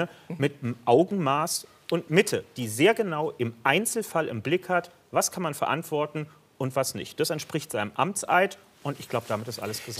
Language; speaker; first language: German; native; German